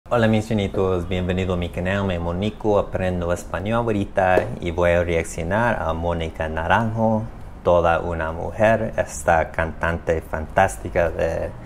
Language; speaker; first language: Spanish; non-native, learner; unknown